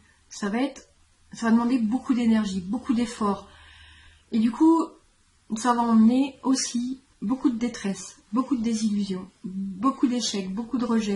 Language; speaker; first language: French; native; French